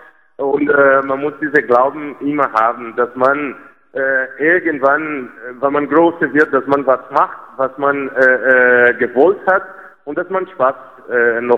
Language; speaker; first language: German; non-native, fluent; Portuguese